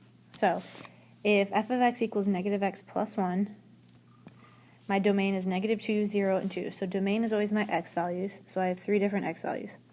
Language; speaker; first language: English; native; English